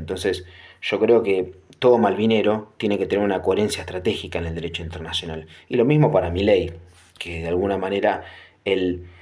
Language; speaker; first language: Spanish; native; Spanish